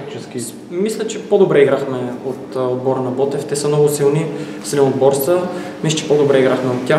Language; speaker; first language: Bulgarian; native; Bulgarian